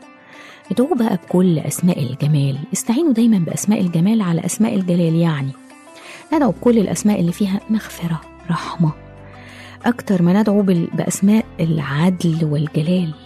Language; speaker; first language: Arabic; native; Arabic